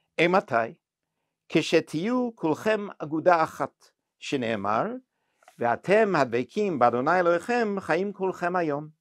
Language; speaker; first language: Hebrew; non-native, fluent; English